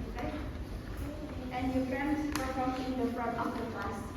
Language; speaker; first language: English; non-native, learner; Indonesian